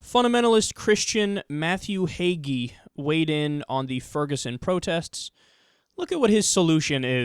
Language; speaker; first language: English; native; English